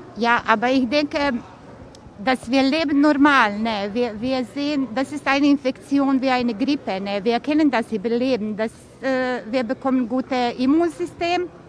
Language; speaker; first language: German; non-native, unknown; Croatian